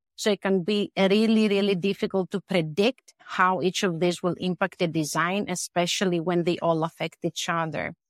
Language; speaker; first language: English; non-native, fluent; Greek